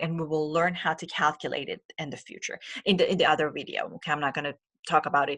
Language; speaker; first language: English; non-native, fluent; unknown